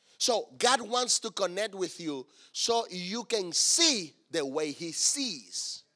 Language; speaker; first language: English; non-native, fluent; Spanish